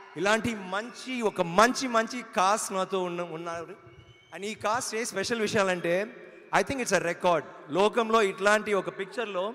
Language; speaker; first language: Telugu; non-native, learner; Tamil